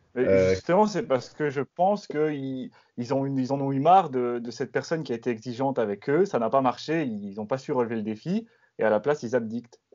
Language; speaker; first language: French; native; French